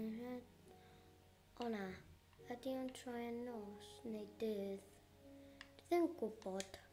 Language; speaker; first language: Welsh; non-native, local second language; English